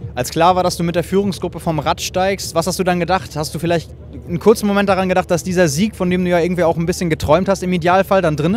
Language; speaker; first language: German; native; German